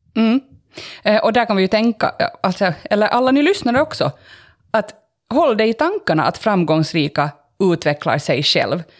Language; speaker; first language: Swedish; native; Swedish